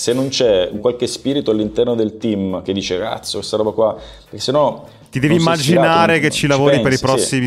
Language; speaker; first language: Italian; native; Italian